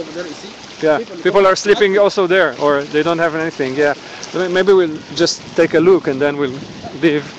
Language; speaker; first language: English; non-native, fluent; Hebrew